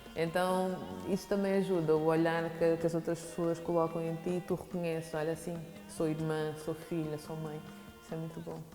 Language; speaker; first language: Portuguese; native; Portuguese